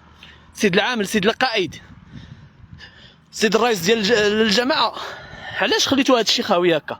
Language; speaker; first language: Arabic; native; Arabic